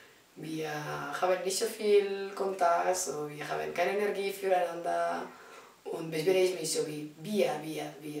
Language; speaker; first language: German; non-native, learner; Spanish